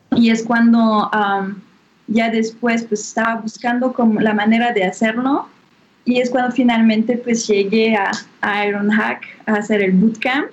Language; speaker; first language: Spanish; non-native, fluent; French